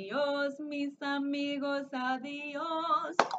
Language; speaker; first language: Spanish; non-native, fluent; English